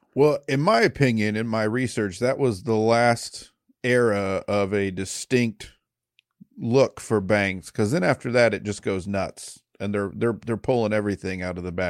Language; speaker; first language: English; native; English